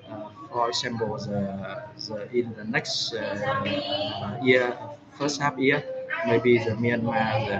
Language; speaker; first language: English; non-native, fluent; Vietnamese